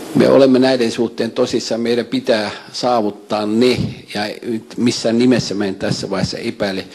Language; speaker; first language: Finnish; native; Finnish